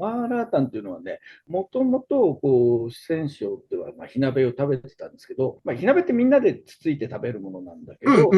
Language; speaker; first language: Japanese; native; Japanese